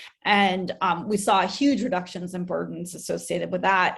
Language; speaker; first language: English; native; English